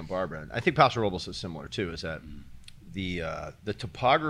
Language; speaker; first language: English; native; English